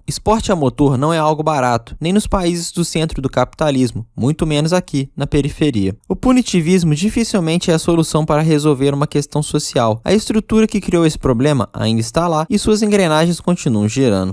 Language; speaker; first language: Portuguese; native; Portuguese